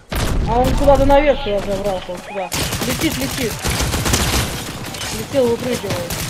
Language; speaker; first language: Russian; native; Russian